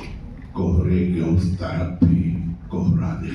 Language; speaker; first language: Hindi; native; Hindi